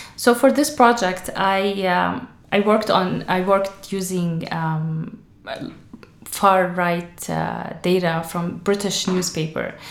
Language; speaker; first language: English; non-native, fluent; Arabic